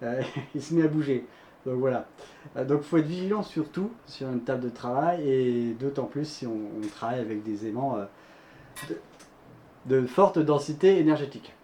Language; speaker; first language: French; native; French